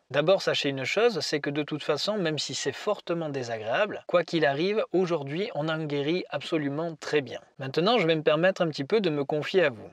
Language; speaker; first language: French; native; French